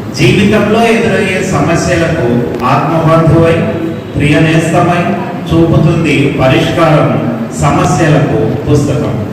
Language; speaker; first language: Telugu; native; Telugu